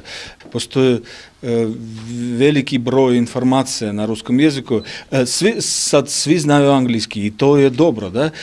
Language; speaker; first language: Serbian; non-native, learner; Russian